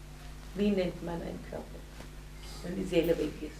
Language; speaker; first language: German; non-native, fluent; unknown